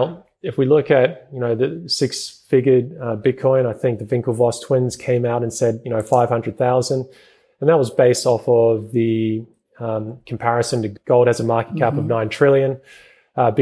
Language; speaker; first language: English; native; English